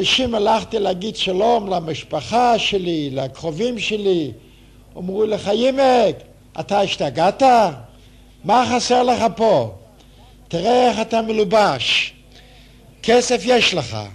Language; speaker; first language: Hebrew; non-native, fluent; Yiddish